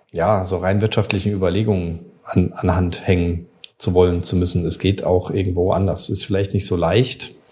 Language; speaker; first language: German; native; German